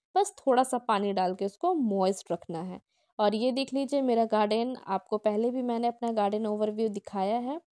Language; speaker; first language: Hindi; non-native, local second language; Odia